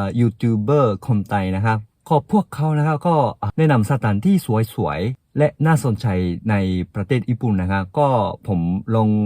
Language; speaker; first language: Thai; non-native, fluent; Japanese